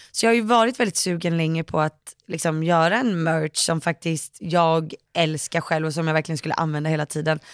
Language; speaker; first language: Swedish; native; Swedish